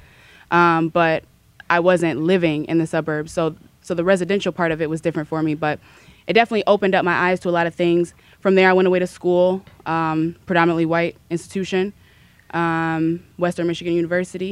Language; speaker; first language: English; native; English